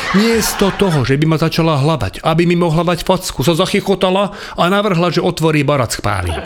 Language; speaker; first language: Slovak; non-native, local second language; Hungarian